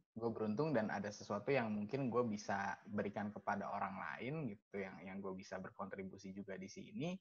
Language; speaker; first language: Indonesian; native; Indonesian